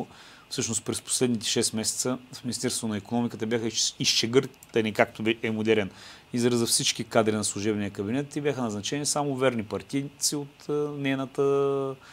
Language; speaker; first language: Bulgarian; native; Bulgarian